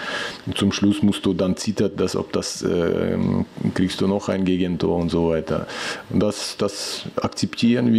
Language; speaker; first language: German; non-native, fluent; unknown